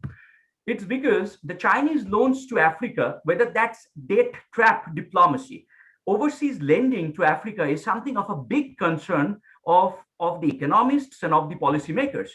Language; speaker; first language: English; non-native, local second language; Bangla